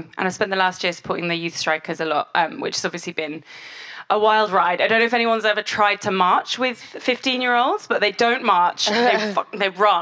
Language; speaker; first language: English; native; English